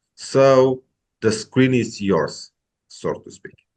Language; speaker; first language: English; non-native, fluent; Romanian